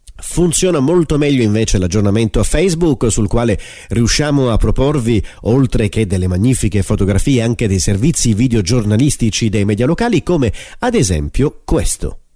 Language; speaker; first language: Italian; native; Italian